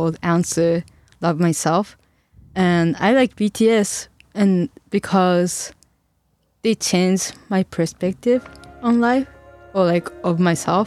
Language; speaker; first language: English; non-native, fluent; Japanese